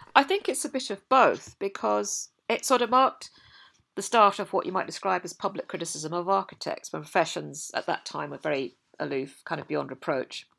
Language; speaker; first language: English; native; English